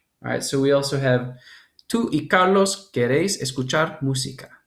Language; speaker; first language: Spanish; non-native, fluent; English